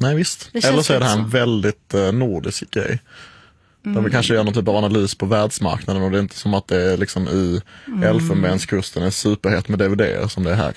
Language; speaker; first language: Swedish; native; Swedish